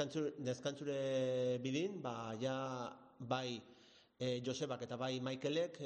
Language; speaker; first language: Basque; native; Basque